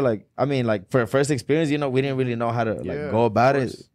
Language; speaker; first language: English; early bilingual, other home language; Spanish